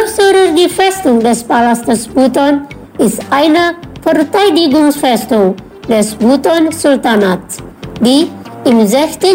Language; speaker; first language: German; non-native, learner; Indonesian